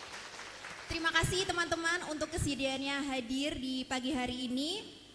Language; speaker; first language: Indonesian; native; Indonesian